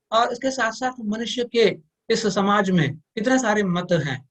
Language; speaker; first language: Hindi; non-native, local second language; Kannada